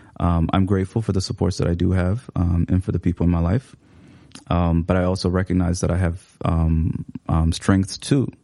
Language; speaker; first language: English; early bilingual, other home language; Somali